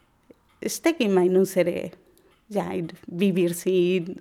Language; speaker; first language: German; non-native, learner; Spanish